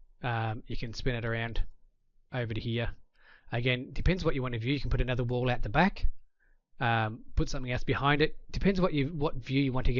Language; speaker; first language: English; native; English